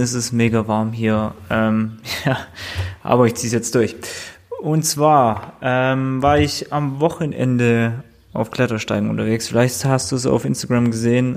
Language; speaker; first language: German; native; German